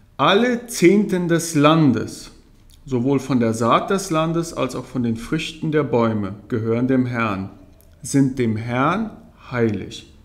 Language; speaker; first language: German; early bilingual, heritage; German